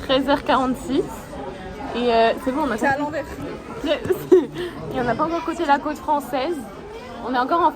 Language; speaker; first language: French; native; French